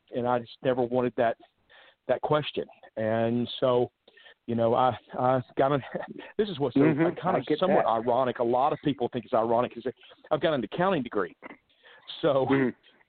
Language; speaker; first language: English; native; English